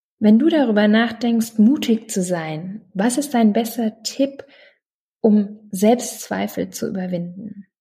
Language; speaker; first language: German; native; German